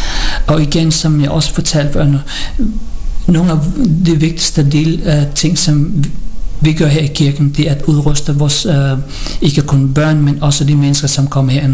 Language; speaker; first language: Danish; early bilingual, other home language; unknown